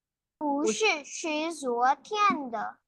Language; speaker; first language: Chinese; non-native, learner; Hindi